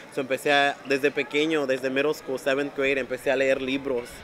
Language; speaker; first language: Spanish; early bilingual, heritage; Spanish